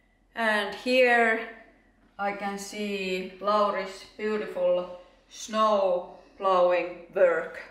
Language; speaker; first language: English; non-native, fluent; Finnish